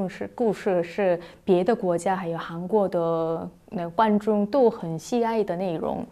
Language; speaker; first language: Chinese; non-native, fluent; Korean